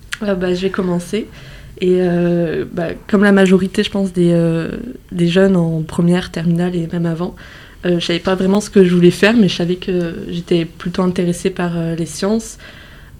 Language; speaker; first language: French; native; French